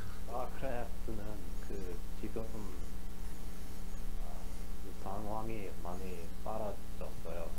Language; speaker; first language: Korean; early bilingual, heritage; English